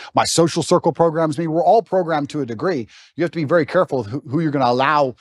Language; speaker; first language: English; native; English